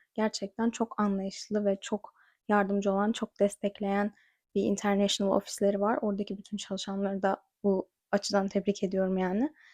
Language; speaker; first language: Turkish; native; Turkish